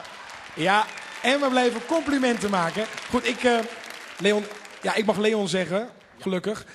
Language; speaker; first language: Dutch; native; Dutch